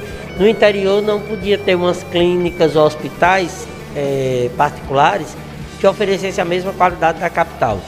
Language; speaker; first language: Portuguese; native; Portuguese